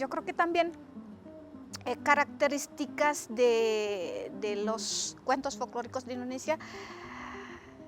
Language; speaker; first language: Spanish; non-native, fluent; Indonesian